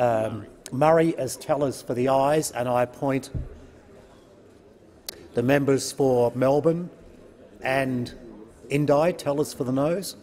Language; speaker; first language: English; native; English